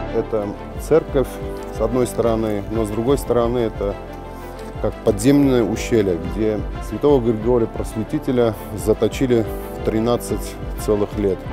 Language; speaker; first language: Russian; non-native, fluent; Armenian